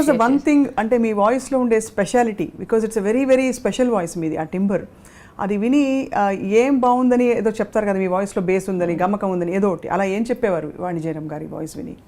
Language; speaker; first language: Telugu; native; Telugu